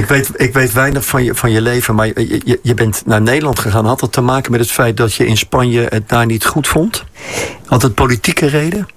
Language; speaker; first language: Dutch; native; Dutch